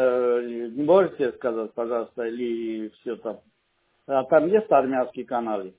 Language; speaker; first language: Russian; non-native, local second language; Armenian